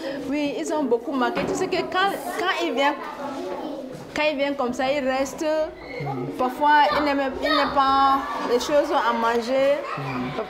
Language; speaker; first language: French; non-native, local second language; English